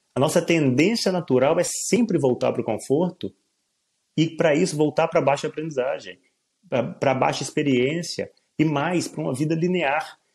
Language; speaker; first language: Portuguese; native; Portuguese